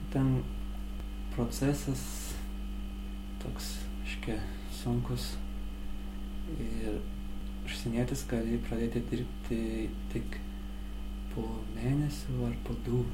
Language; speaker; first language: Lithuanian; non-native, learner; Azerbaijani